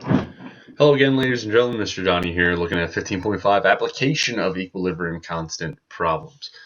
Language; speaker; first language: English; native; English